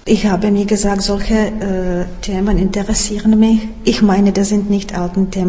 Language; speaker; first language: German; non-native, fluent; Czech